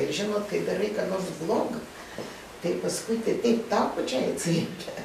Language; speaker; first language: Lithuanian; native; Lithuanian